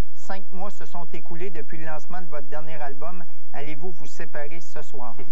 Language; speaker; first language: French; native; French